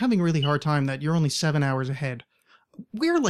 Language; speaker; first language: English; native; English